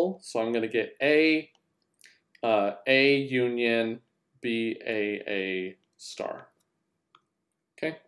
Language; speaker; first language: English; native; English